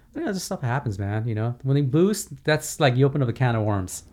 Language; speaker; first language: English; early bilingual, other home language; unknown